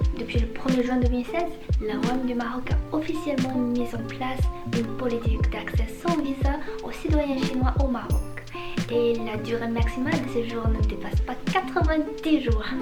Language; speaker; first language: French; non-native, fluent; Chinese